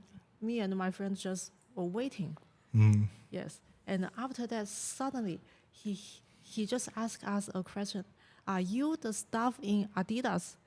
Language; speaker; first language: English; non-native, learner; Chinese